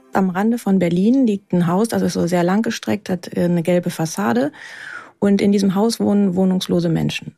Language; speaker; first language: German; native; German